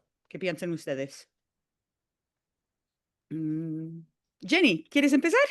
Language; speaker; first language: Spanish; non-native, fluent; English